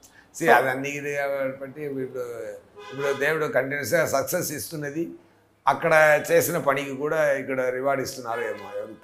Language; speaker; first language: Telugu; non-native, learner; Tamil